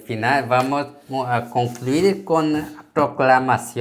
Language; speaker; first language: Spanish; non-native, learner; Korean